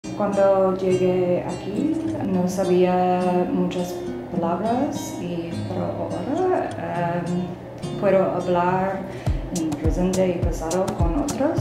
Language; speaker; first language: Spanish; non-native, learner; English